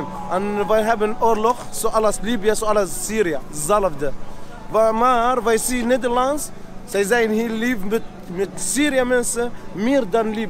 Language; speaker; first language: Dutch; non-native, learner; Arabic